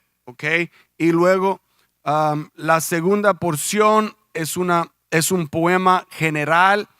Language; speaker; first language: Spanish; early bilingual, heritage; Spanish